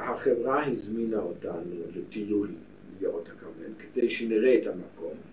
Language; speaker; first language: Hebrew; non-native, fluent; German